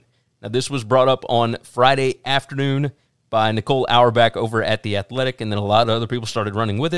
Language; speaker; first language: English; native; English